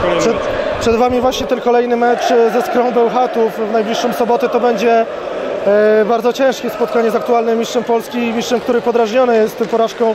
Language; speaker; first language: Polish; native; Polish